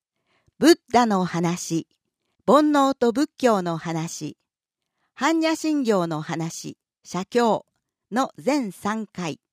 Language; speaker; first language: Japanese; native; Japanese